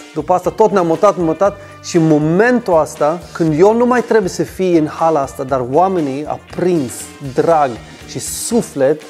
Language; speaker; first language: Romanian; non-native, fluent; Swedish